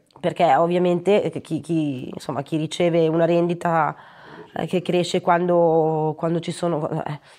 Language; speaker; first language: Italian; native; Italian